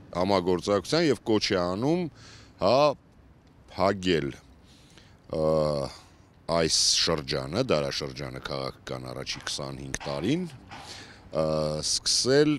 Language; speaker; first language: Armenian; native; Armenian